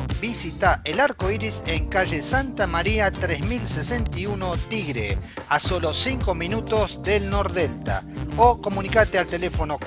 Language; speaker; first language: Spanish; native; Spanish